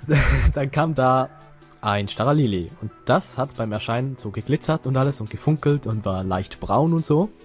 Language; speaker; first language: German; native; German